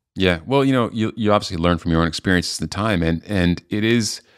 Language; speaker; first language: English; native; English